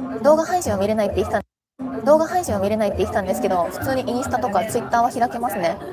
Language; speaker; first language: Japanese; native; Japanese